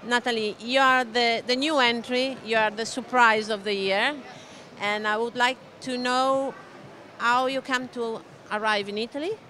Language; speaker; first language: English; non-native, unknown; Italian